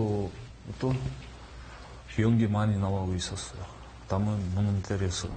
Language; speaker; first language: Korean; non-native, learner; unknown